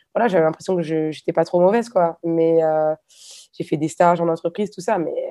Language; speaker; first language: French; native; French